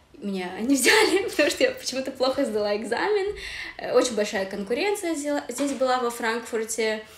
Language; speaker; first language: Russian; native; Russian